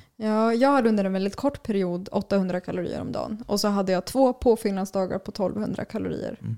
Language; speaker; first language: Swedish; native; Swedish